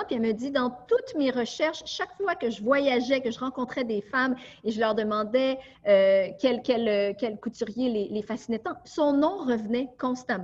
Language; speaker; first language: French; native; French